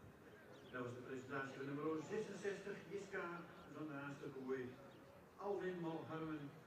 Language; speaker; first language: Dutch; native; Dutch